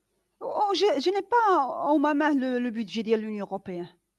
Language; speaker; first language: French; non-native, local second language; Arabic